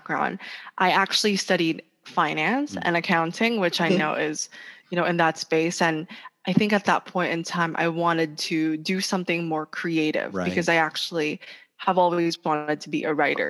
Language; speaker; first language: English; non-native, local second language; Hiligaynon